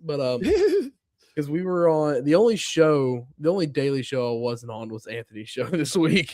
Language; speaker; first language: English; native; English